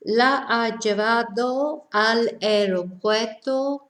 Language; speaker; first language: Spanish; non-native, fluent; English